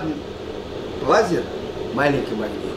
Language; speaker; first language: Russian; non-native, local second language; Uzbek